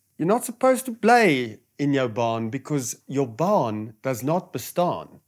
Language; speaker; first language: English; non-native, local second language; Afrikaans